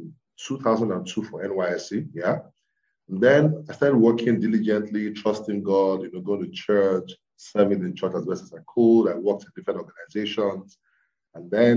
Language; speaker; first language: English; non-native, local second language; Yoruba